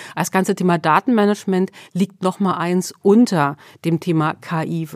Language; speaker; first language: German; early bilingual, other home language; Swedish